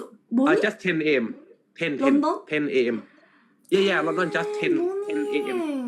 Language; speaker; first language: English; non-native, learner; Thai